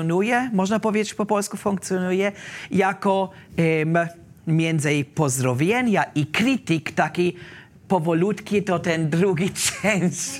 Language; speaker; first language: Polish; non-native, learner; German